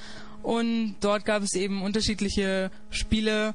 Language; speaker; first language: German; native; German